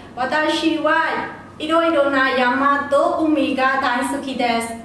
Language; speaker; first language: Japanese; non-native, learner; Burmese